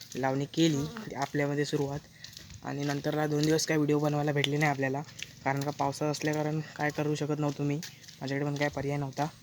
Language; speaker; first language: Marathi; non-native, local second language; Konkani